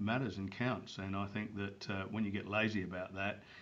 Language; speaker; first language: English; native; English